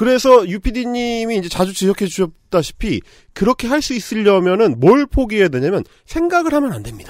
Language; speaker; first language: Korean; native; Korean